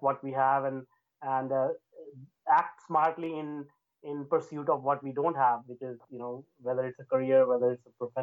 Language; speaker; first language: English; non-native, local second language; Hindi